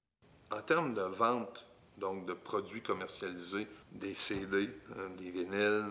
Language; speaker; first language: French; native; French